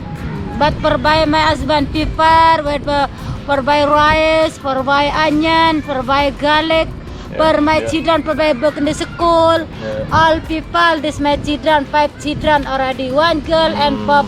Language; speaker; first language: English; non-native, learner; Sasak